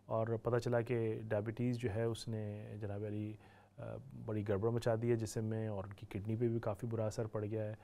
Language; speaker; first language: Urdu; native; Urdu